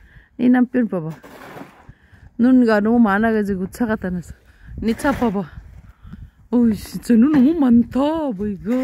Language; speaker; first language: Korean; non-native, learner; Filipino